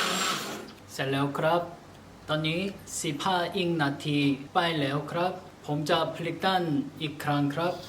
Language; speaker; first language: Thai; non-native, learner; Korean